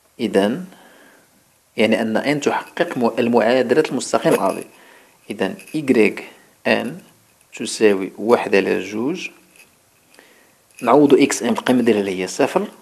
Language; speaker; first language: Arabic; native; Arabic